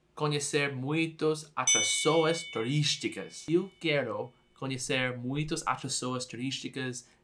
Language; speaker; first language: Portuguese; non-native, learner; English